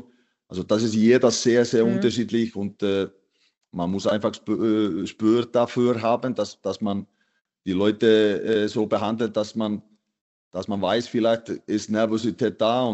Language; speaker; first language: German; non-native, fluent; Icelandic